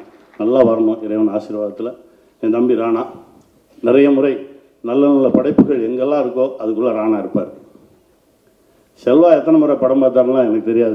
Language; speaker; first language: Tamil; native; Tamil